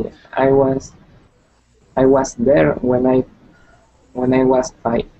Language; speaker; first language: English; non-native, learner; Spanish